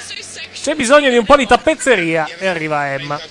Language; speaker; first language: Italian; native; Italian